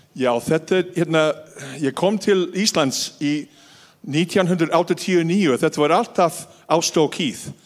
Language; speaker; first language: Icelandic; non-native, fluent; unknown